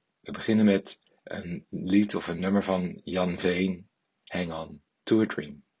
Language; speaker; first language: Dutch; native; Dutch